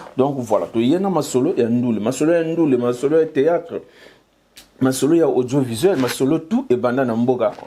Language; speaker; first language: Lingala; native; Lingala